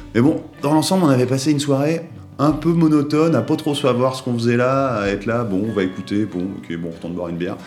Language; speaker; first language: French; native; French